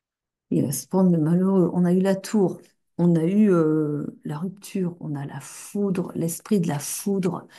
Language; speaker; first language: French; native; French